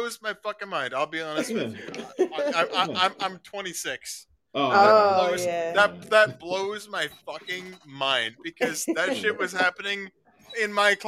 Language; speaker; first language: English; native; English